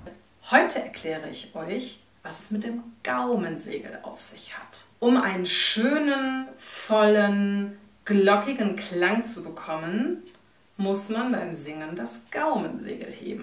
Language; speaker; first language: German; native; German